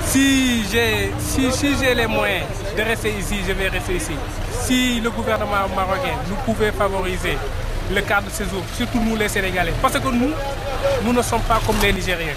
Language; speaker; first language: French; non-native, local second language; Wolof